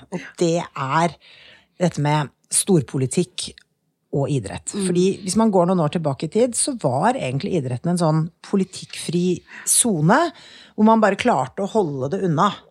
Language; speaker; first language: Norwegian; native; Norwegian